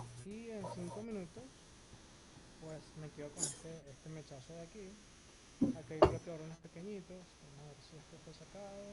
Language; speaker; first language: Spanish; native; Spanish